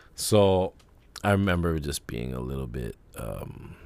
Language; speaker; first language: English; native; English